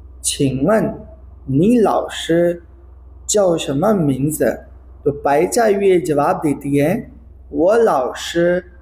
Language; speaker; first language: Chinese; non-native, fluent; Urdu